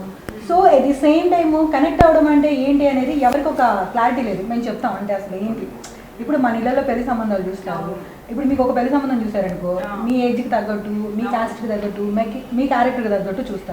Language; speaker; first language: Telugu; native; Telugu